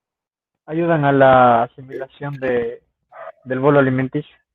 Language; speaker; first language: Spanish; native; Spanish